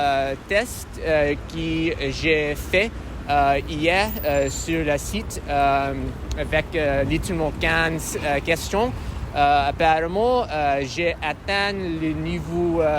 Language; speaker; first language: French; non-native, learner; English